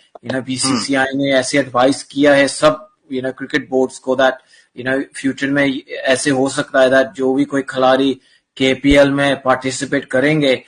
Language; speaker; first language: Hindi; non-native, fluent; English